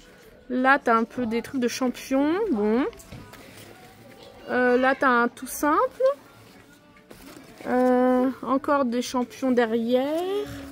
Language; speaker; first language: French; native; French